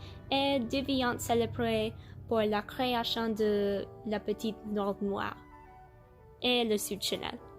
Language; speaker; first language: French; non-native, learner; English